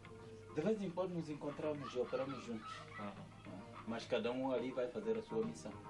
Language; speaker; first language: Portuguese; native; Portuguese